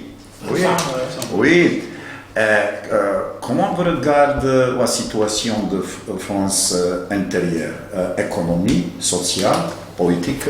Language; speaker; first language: French; non-native, learner; Serbian